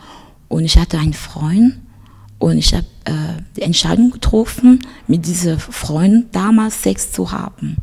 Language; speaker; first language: German; non-native, fluent; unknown